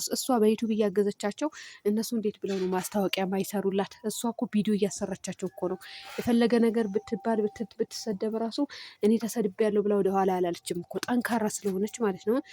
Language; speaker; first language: Amharic; non-native, local second language; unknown